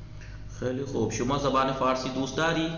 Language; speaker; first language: Persian; non-native, fluent; Urdu